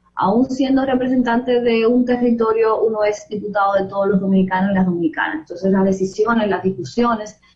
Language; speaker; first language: Spanish; native; Spanish